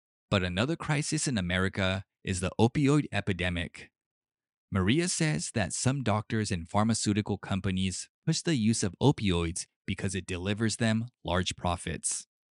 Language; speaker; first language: English; early bilingual, other home language; Japanese